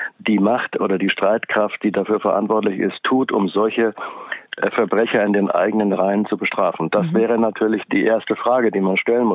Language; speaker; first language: German; native; German